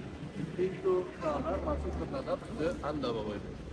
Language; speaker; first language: Indonesian; non-native, fluent; Turkish